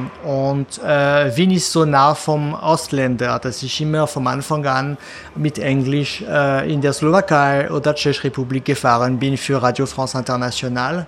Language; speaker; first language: German; non-native, fluent; French